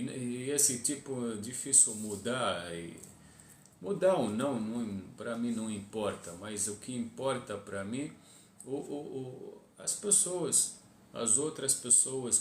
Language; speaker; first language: Portuguese; non-native, fluent; Arabic